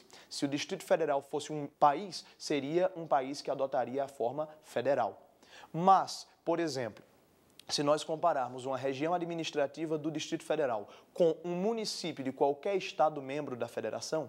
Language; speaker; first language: Portuguese; native; Portuguese